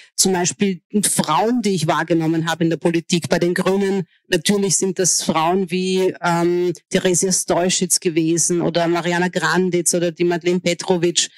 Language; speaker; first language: German; early bilingual, other home language; Hungarian